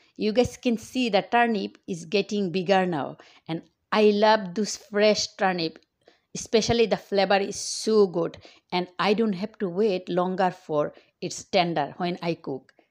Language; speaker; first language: English; non-native, local second language; Bangla